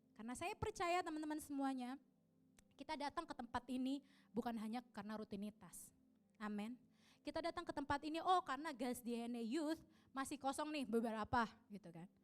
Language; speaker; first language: Indonesian; native; Indonesian